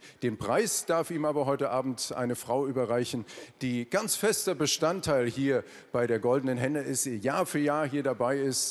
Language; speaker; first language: German; native; German